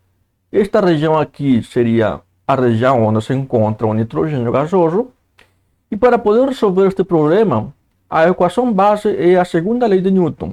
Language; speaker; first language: Portuguese; native; Portuguese